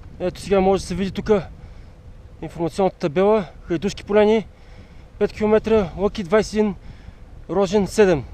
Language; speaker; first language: Bulgarian; native; Bulgarian